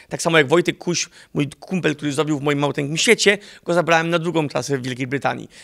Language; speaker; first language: Polish; early bilingual, heritage; Polish